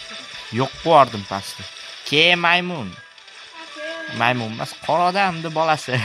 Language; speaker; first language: Turkish; non-native, learner; Uzbek